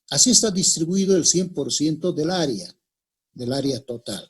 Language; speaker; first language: Spanish; native; Spanish